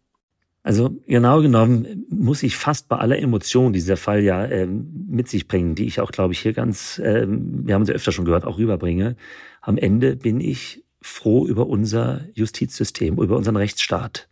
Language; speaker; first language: German; native; German